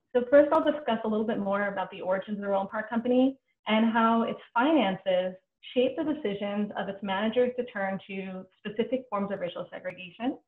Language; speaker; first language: English; native; English